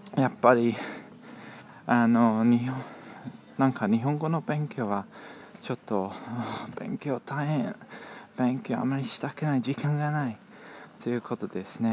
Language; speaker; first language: Japanese; non-native, learner; English